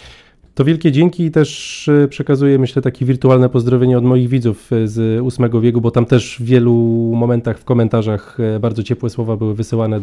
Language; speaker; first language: Polish; native; Polish